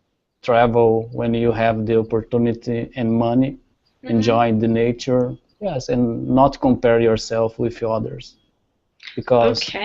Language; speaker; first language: English; non-native, learner; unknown